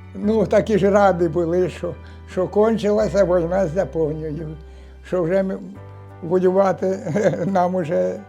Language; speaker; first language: Ukrainian; native; Ukrainian